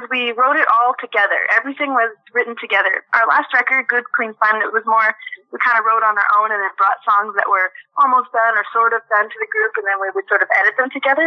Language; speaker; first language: English; non-native, fluent; French